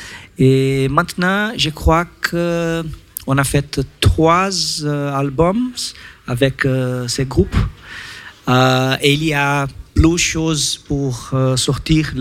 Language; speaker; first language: French; non-native, learner; Portuguese